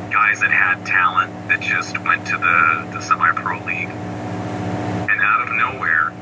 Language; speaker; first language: English; native; English